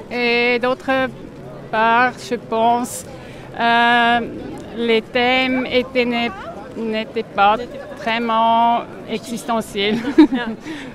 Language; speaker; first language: French; non-native, local second language; German